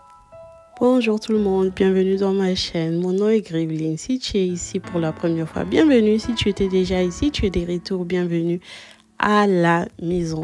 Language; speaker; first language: French; non-native, local second language; Lingala